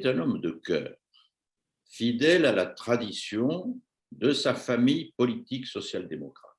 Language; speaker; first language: French; native; French